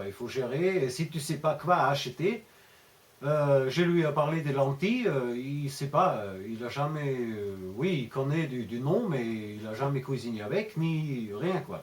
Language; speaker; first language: French; non-native, fluent; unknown